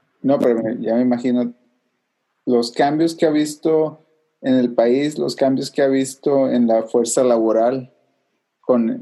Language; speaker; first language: Spanish; native; Spanish